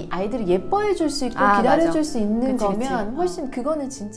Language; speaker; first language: Korean; native; Korean